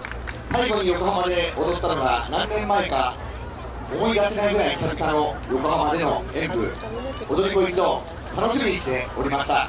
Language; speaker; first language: Japanese; native; Japanese